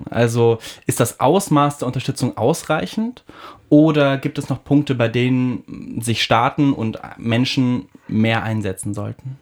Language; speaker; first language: German; native; German